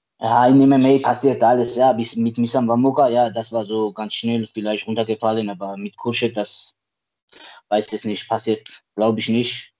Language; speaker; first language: German; non-native, learner; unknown